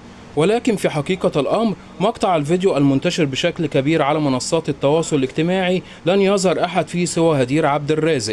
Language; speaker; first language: Arabic; native; Arabic